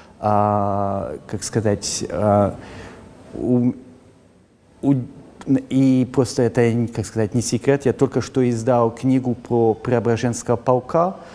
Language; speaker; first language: Russian; early bilingual, heritage; Russian